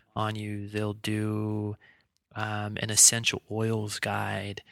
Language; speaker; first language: English; native; English